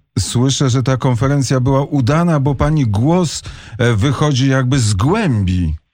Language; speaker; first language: Polish; native; Polish